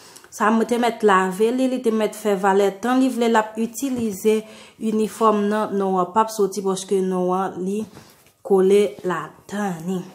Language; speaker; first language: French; non-native, learner; Haitian Creole